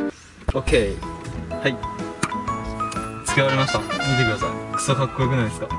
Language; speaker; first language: Japanese; native; Japanese